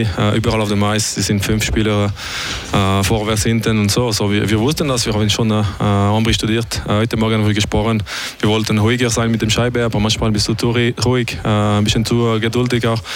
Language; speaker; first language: German; non-native, learner; French